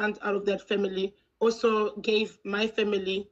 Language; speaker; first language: English; non-native, local second language; Shona